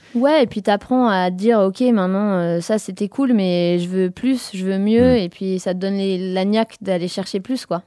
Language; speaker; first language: French; native; French